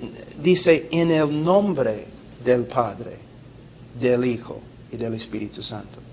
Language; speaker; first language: Spanish; non-native, fluent; English